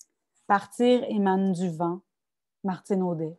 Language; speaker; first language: French; native; French